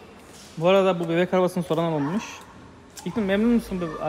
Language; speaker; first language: Turkish; native; Turkish